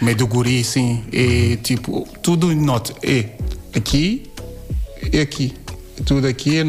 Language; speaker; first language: Portuguese; non-native, learner; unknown